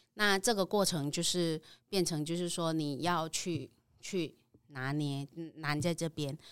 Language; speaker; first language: Chinese; non-native, fluent; Vietnamese